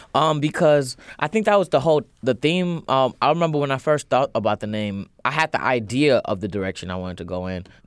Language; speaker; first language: English; native; English